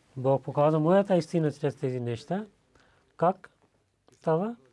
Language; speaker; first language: Bulgarian; non-native, learner; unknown